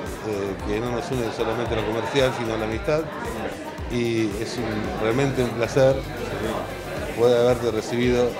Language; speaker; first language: Spanish; native; Spanish